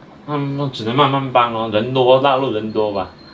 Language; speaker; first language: Chinese; native; Chinese